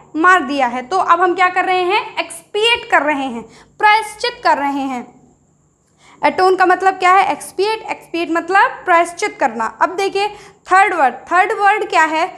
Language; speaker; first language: Hindi; native; Hindi